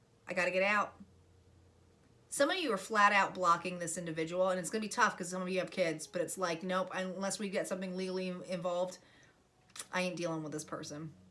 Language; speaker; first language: English; native; English